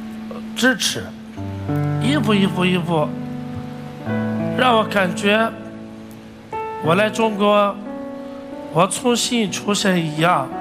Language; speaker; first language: Chinese; non-native, fluent; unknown